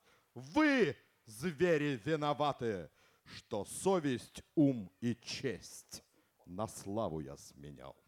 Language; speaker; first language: Russian; native; Russian